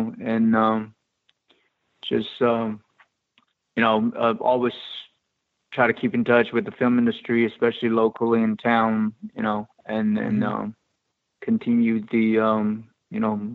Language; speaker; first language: English; non-native, local second language; Cantonese